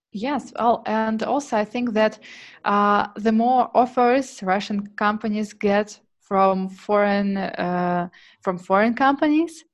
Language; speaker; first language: English; non-native, fluent; Russian